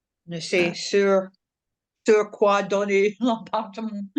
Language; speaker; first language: French; non-native, learner; English